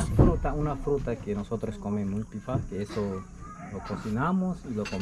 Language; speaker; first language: Spanish; non-native, local second language; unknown